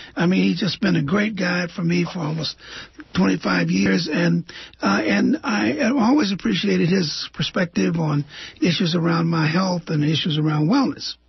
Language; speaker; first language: English; native; English